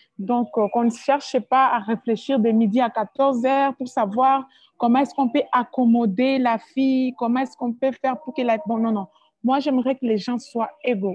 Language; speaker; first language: French; non-native, local second language; Swahili